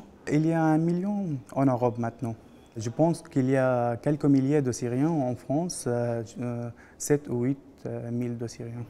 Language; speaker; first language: French; non-native, fluent; Arabic